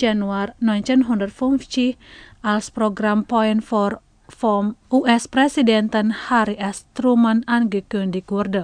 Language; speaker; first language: German; non-native, fluent; Indonesian